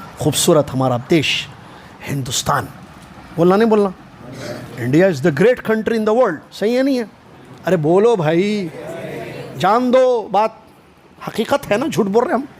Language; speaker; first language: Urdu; native; Urdu